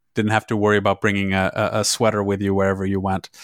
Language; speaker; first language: English; non-native, fluent; German